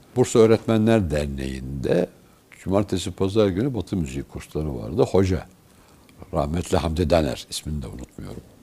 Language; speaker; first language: Turkish; native; Turkish